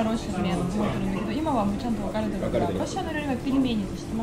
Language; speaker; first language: Japanese; non-native, fluent; Russian